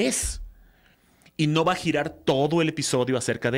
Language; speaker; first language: Spanish; native; Spanish